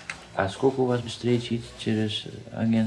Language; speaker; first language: Russian; non-native, fluent; Dutch